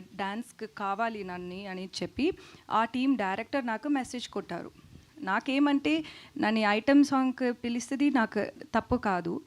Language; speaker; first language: Telugu; non-native, learner; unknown